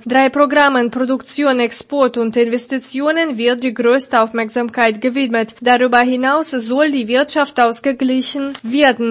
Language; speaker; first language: German; non-native, fluent; Russian